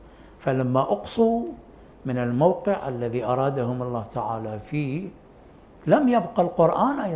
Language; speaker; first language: Arabic; native; Arabic